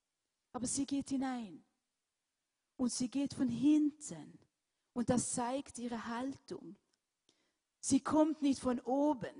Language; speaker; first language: German; non-native, fluent; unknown